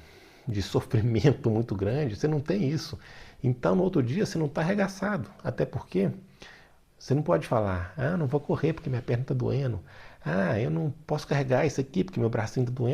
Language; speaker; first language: Portuguese; native; Portuguese